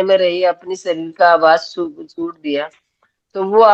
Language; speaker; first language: Hindi; native; Hindi